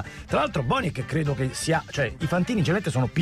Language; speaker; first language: Italian; native; Italian